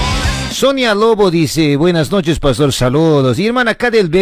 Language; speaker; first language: Spanish; native; Spanish